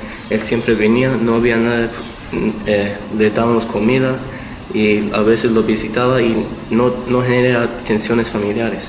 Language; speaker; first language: Spanish; early bilingual, heritage; Spanish